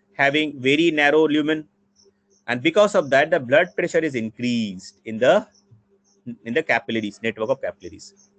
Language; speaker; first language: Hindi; non-native, local second language; Bangla